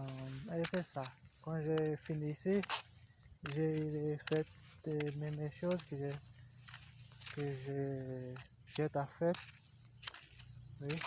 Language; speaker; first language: French; non-native, learner; Portuguese